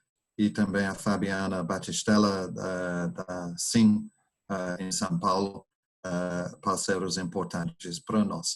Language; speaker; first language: Portuguese; non-native, fluent; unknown